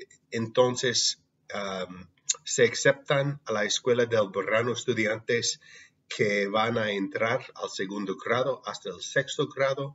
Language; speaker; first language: Spanish; non-native, learner; English